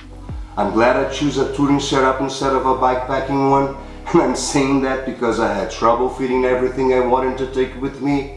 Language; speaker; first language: English; non-native, fluent; Portuguese